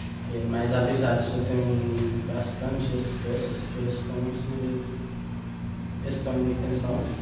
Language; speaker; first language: Portuguese; non-native, fluent; Haitian Creole